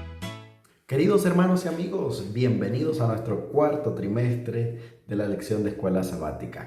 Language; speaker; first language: Spanish; native; Spanish